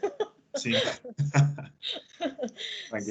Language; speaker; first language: Spanish; native; Spanish